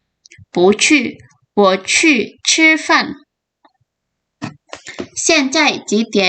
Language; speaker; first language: Chinese; non-native, fluent; Indonesian